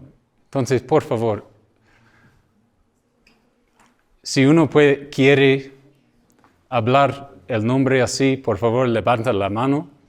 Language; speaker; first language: Spanish; non-native, fluent; English